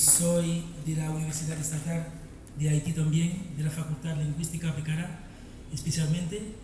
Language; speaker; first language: Spanish; non-native, fluent; Haitian Creole